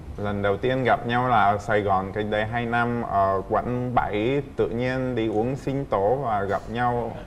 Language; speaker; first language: Vietnamese; non-native, fluent; Czech